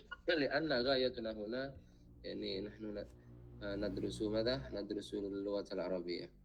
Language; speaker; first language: Arabic; non-native, fluent; Indonesian